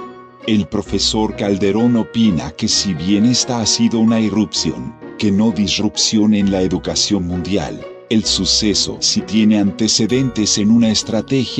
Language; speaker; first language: Spanish; native; Spanish